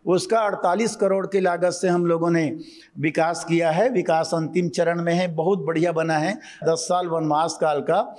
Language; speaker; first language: Hindi; native; Hindi